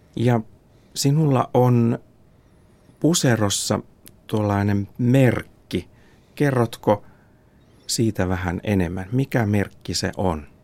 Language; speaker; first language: Finnish; native; Finnish